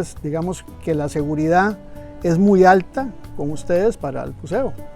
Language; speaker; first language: Spanish; native; Spanish